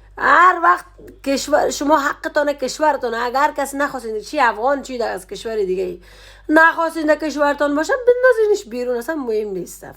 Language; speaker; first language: Persian; native; Persian